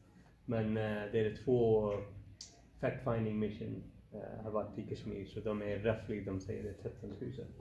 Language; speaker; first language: Swedish; non-native, learner; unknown